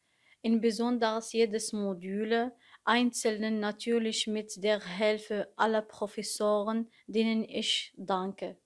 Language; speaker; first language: German; non-native, learner; Arabic